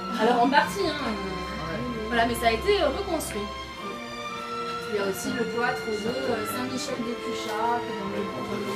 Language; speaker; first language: French; native; French